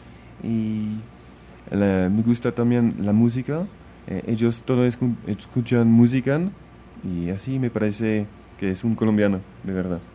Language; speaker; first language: Spanish; non-native, learner; French